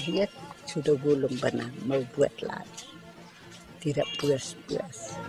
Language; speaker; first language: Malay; non-native, local second language; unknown